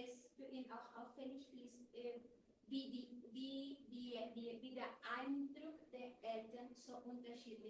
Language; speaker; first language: German; non-native, fluent; Spanish